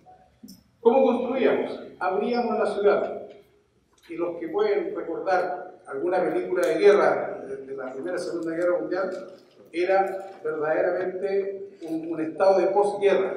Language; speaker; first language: Spanish; native; Spanish